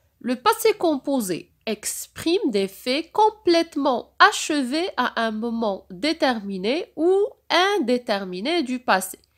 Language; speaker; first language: French; non-native, local second language; Arabic